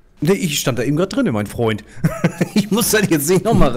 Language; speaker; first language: German; native; German